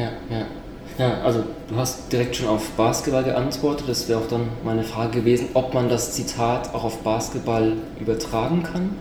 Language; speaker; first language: German; native; German